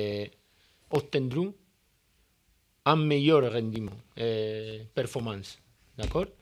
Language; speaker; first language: French; non-native, learner; Spanish